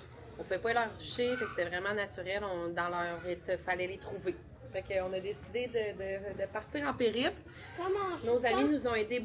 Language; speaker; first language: French; native; French